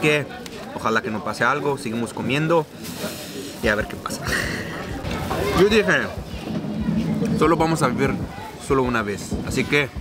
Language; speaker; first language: Spanish; non-native, fluent; Arabic